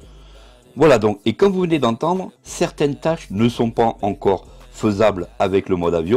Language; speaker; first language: French; native; French